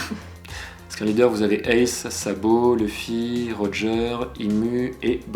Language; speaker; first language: French; native; French